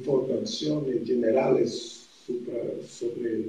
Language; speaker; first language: Italian; non-native, fluent; Portuguese